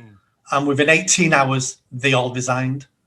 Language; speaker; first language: English; native; English